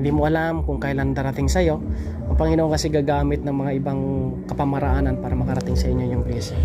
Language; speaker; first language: Filipino; native; Filipino